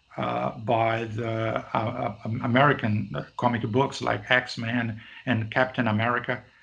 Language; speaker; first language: English; non-native, fluent; Portuguese